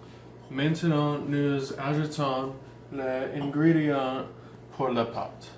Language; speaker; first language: French; non-native, learner; English